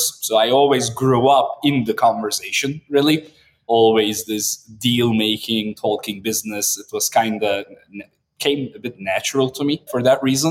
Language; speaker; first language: English; non-native, fluent; Turkish